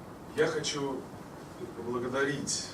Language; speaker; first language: Russian; native; Russian